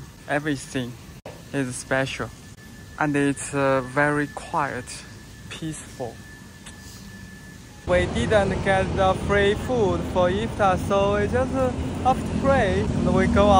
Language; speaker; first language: English; non-native, learner; Chinese